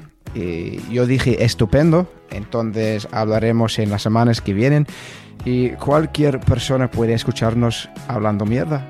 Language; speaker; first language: Spanish; non-native, fluent; English